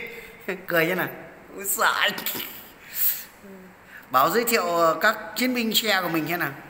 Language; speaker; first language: Vietnamese; native; Vietnamese